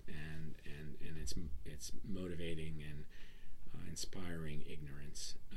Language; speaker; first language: English; early bilingual, other home language; Serbian